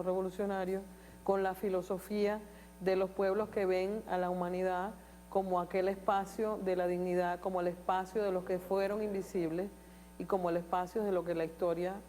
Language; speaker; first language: Spanish; native; Spanish